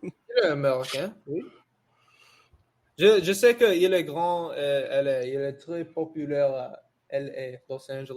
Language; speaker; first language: French; non-native, learner; English